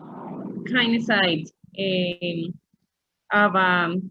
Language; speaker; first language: German; non-native, learner; Spanish